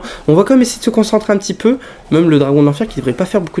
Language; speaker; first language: French; native; French